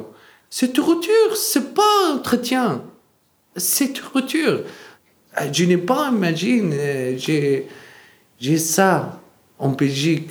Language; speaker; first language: French; non-native, learner; Arabic